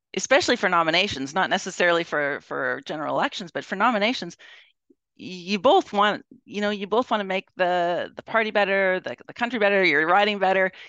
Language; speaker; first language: English; native; English